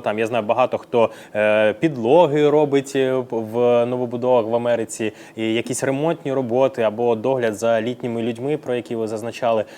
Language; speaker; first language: Ukrainian; native; Ukrainian